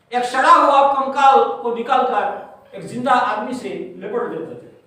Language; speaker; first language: Hindi; non-native, local second language; Bangla